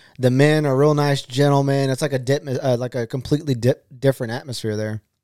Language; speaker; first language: English; native; English